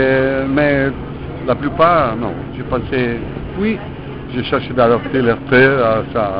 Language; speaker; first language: French; non-native, fluent; Italian